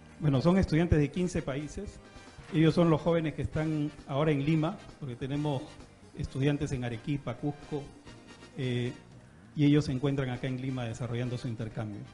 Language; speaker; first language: Spanish; native; Spanish